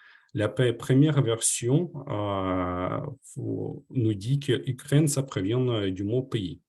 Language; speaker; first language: French; non-native, fluent; Ukrainian